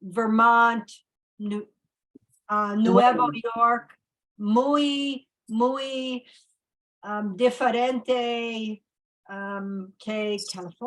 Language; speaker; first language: Spanish; non-native, learner; English